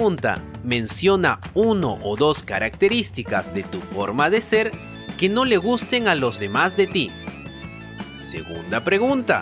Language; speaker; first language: Spanish; native; Spanish